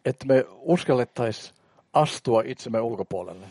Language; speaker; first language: Finnish; native; Finnish